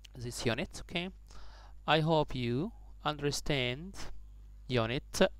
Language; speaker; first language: English; non-native, fluent; Arabic